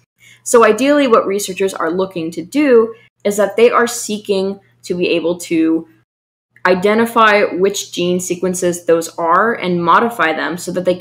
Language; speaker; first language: English; native; English